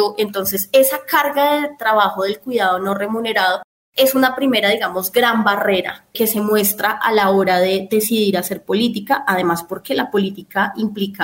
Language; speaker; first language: Spanish; native; Spanish